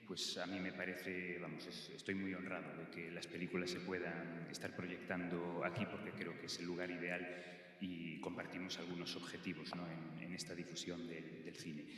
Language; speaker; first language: Spanish; native; Spanish